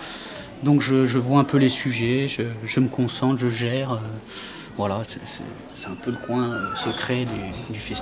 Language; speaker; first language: French; native; French